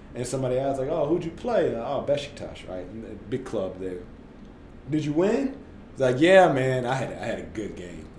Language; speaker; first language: English; native; English